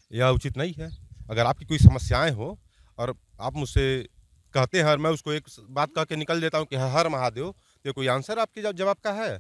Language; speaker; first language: Hindi; native; Hindi